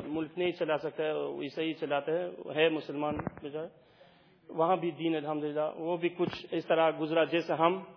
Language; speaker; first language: Urdu; non-native, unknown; Albanian